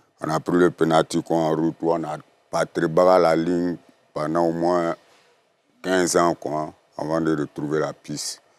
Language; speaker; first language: French; native; French